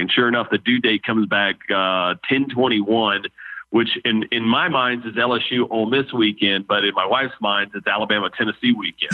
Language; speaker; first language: English; native; English